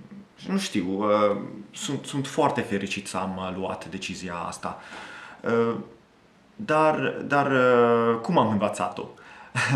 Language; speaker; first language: Romanian; non-native, fluent; Italian